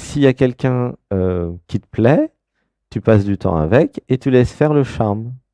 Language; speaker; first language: French; native; French